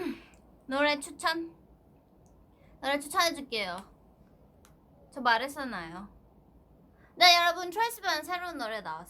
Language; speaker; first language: Korean; non-native, fluent; Thai